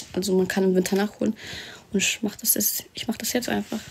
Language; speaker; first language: German; early bilingual, other home language; Arabic